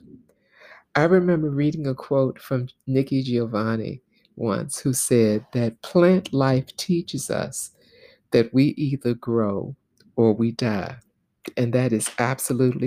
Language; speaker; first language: English; native; English